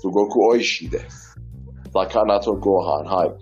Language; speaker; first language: Japanese; non-native, learner; Persian